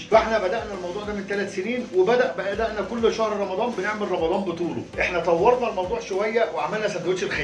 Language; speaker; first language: Arabic; native; Arabic